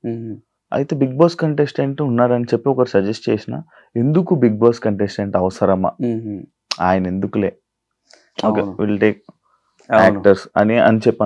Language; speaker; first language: Telugu; native; Telugu